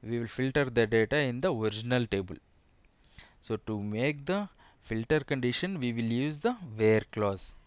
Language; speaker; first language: English; non-native, local second language; Telugu